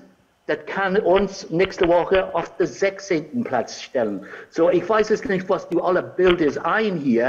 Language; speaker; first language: German; non-native, fluent; English